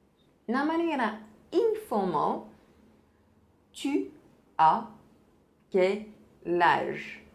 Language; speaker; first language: Portuguese; non-native, fluent; French